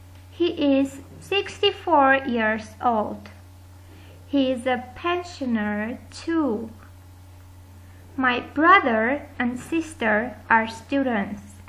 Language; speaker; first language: English; non-native, fluent; Armenian